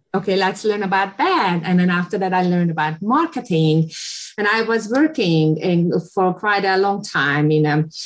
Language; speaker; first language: English; non-native, fluent; Hungarian